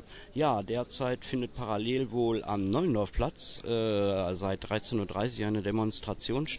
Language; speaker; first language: German; native; German